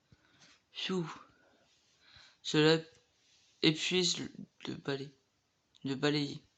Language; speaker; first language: French; native; French